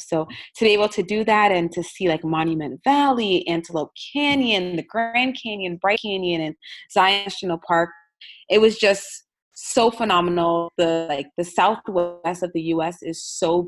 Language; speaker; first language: English; native; English